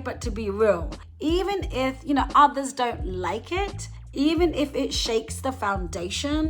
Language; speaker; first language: English; native; English